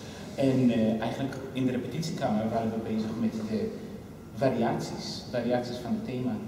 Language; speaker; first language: Dutch; non-native, fluent; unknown